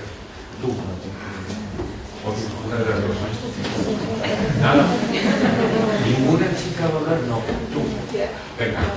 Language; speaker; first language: Spanish; native; Spanish